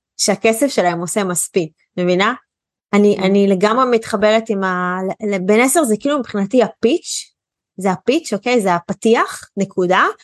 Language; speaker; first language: Hebrew; native; Hebrew